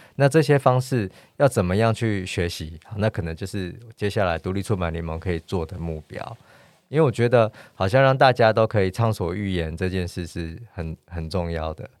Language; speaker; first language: Chinese; native; Chinese